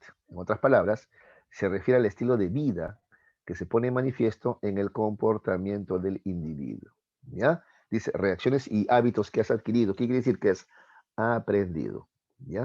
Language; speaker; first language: Spanish; native; Spanish